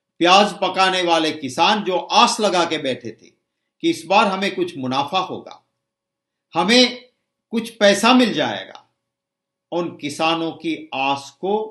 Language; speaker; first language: Hindi; non-native, local second language; Gujarati